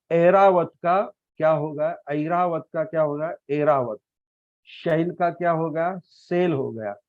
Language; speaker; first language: Hindi; non-native, local second language; Marathi